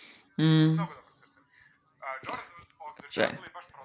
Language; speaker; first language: Bosnian; native; Bosnian